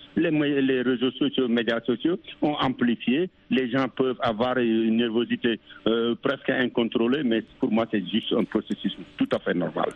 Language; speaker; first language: French; non-native, local second language; Wolof